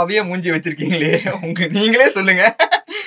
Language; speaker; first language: Tamil; native; Tamil